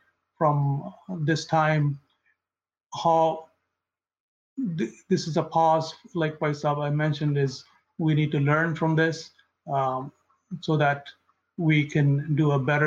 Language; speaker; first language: English; non-native, local second language; Punjabi